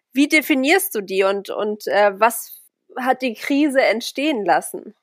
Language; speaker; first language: German; native; German